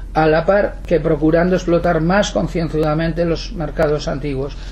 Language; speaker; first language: Spanish; non-native, local second language; Basque